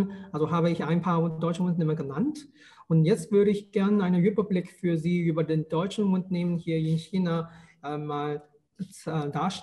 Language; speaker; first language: German; non-native, fluent; Chinese